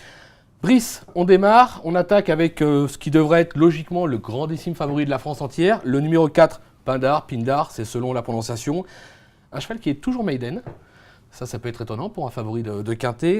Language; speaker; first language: French; native; French